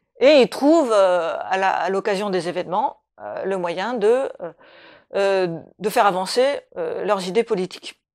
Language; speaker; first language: French; native; French